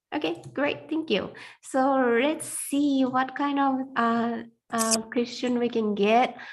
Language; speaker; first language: English; non-native, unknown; Japanese